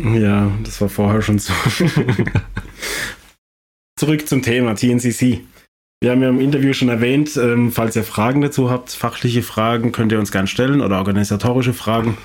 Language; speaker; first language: German; native; German